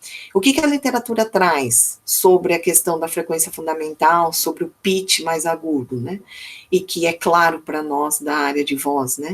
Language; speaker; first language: Portuguese; native; Portuguese